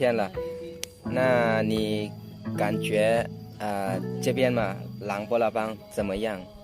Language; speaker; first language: Chinese; non-native, fluent; Lao